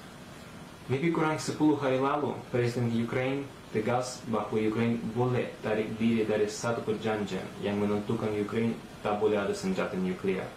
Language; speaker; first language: Malay; non-native, fluent; Russian